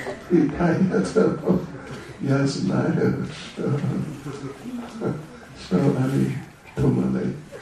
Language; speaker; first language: Russian; non-native, learner; English